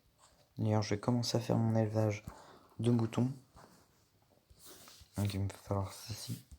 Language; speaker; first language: French; native; French